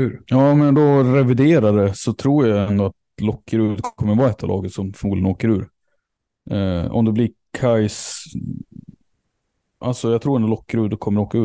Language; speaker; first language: Swedish; native; Swedish